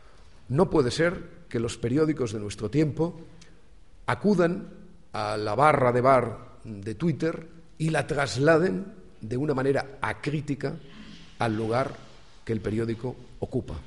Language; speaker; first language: Spanish; native; Spanish